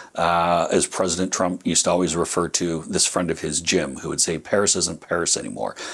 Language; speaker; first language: English; native; English